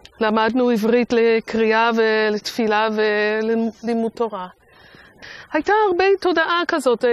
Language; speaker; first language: Hebrew; non-native, fluent; English